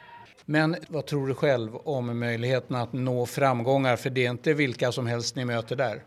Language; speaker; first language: Swedish; native; Swedish